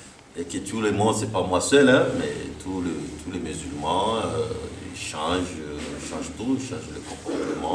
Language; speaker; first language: French; non-native, fluent; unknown